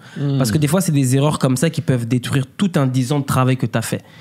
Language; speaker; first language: French; native; French